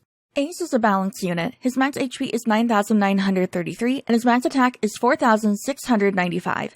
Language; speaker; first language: English; native; English